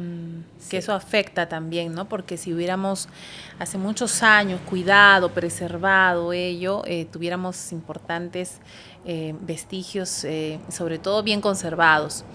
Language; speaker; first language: Spanish; native; Spanish